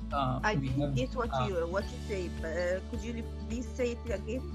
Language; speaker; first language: English; non-native, learner; Arabic